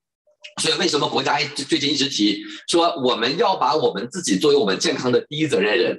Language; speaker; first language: Chinese; native; Chinese